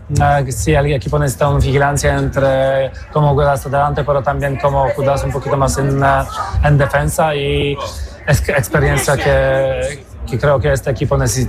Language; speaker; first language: Spanish; non-native, fluent; Polish